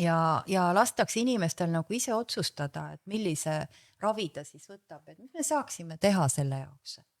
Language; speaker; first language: Estonian; native; Estonian